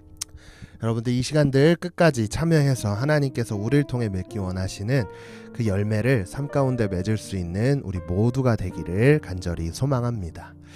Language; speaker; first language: Korean; native; Korean